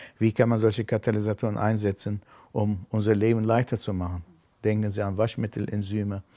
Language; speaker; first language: German; non-native, fluent; Armenian